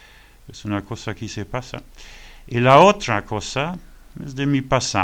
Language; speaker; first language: Spanish; non-native, learner; French